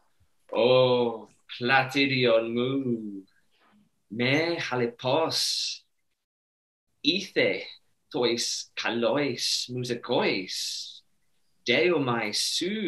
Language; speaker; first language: Greek; non-native, learner; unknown